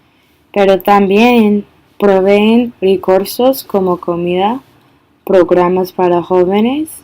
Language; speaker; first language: Spanish; non-native, learner; English